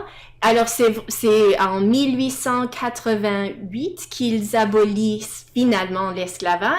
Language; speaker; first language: French; non-native, fluent; English